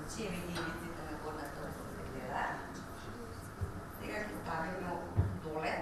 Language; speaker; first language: Macedonian; native; Macedonian